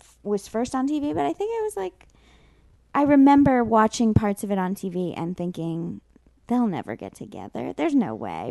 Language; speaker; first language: English; native; English